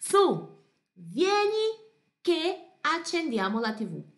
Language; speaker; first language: Italian; non-native, fluent; Portuguese